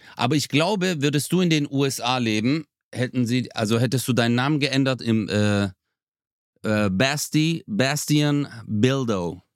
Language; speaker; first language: German; early bilingual, other home language; Turkish